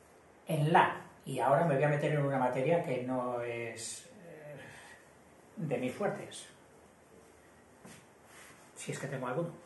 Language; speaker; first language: Spanish; native; Spanish